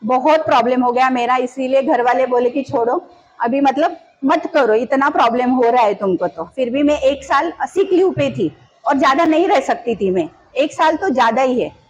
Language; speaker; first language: Hindi; non-native, local second language; Marathi